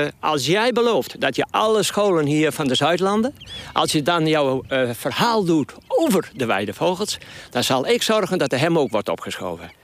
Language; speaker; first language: Dutch; non-native, local second language; Western Frisian